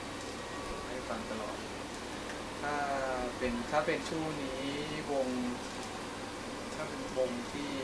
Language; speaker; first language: Thai; native; Thai